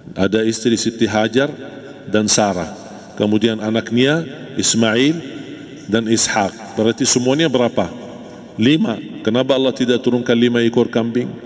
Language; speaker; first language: Malay; non-native, fluent; Arabic